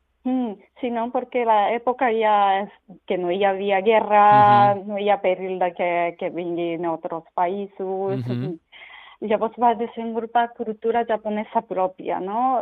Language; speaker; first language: Catalan; non-native, learner; Japanese